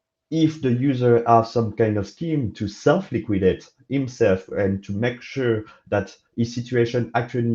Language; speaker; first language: English; non-native, fluent; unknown